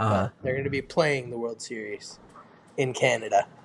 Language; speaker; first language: English; native; English